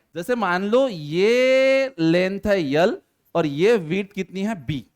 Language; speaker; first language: Hindi; non-native, local second language; Marathi